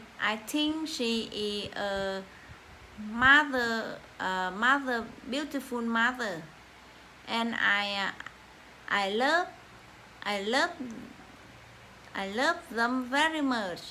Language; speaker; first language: English; non-native, learner; Vietnamese